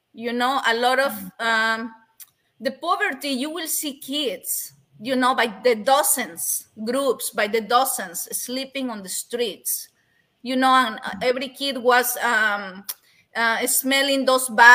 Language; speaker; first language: English; non-native, fluent; Spanish